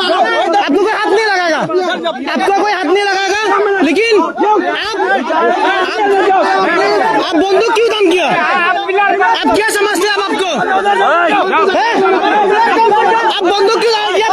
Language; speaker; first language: Hindi; non-native, learner; Bangla